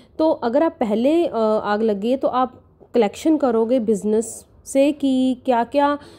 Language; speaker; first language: Hindi; non-native, local second language; Punjabi